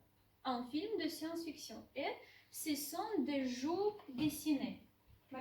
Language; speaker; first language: French; non-native, fluent; Ukrainian